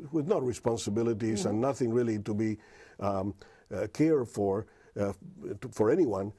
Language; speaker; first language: English; non-native, fluent; Spanish